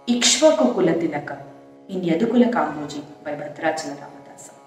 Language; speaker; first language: English; non-native, local second language; Tamil